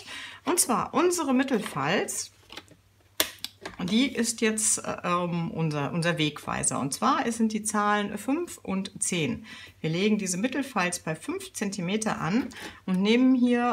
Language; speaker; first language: German; native; German